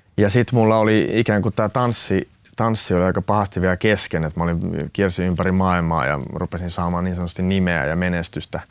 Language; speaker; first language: Finnish; non-native, local second language; Swedish